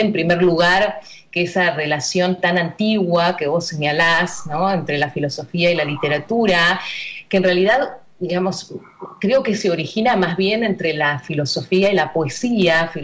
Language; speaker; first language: Spanish; native; Spanish